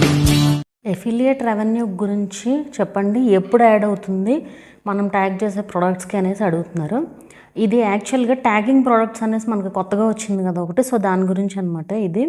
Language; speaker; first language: Telugu; native; Telugu